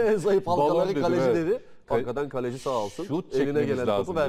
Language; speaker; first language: Turkish; native; Turkish